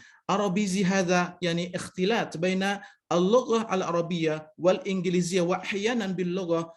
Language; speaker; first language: Arabic; non-native, fluent; Indonesian